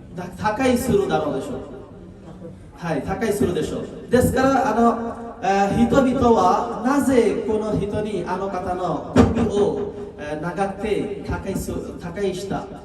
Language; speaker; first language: Japanese; non-native, learner; Bangla